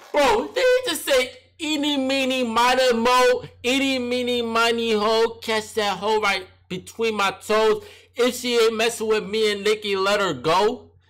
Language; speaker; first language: English; native; English